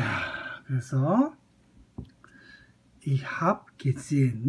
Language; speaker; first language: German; non-native, fluent; Korean